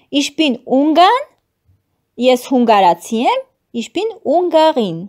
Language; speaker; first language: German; non-native, fluent; Armenian